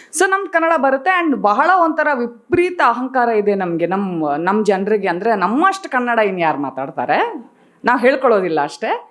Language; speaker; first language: Kannada; non-native, fluent; Tulu